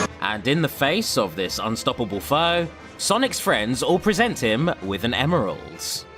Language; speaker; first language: English; native; English